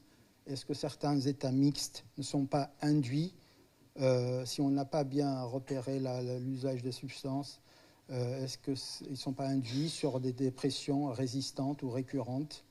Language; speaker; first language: French; native; French